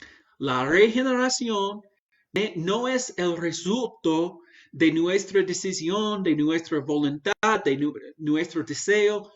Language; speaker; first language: Spanish; non-native, fluent; English